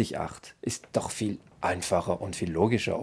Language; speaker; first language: German; non-native, local second language; French